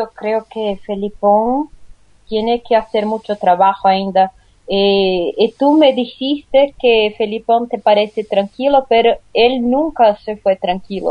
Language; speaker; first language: Spanish; non-native, learner; Portuguese